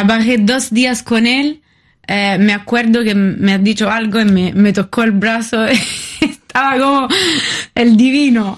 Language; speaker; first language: Spanish; non-native, fluent; Italian